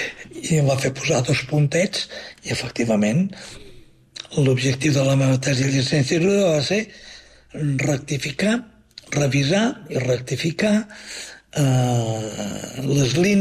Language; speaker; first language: Catalan; native; Catalan